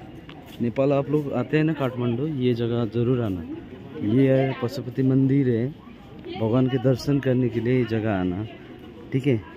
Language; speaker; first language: Hindi; non-native, local second language; Nepali